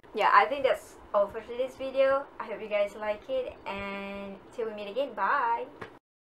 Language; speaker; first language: English; non-native, local second language; Malay